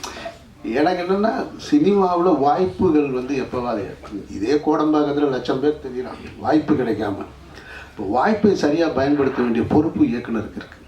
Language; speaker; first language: Tamil; native; Tamil